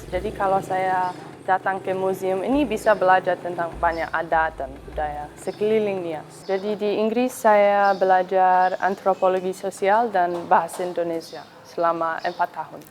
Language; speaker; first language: Indonesian; non-native, learner; English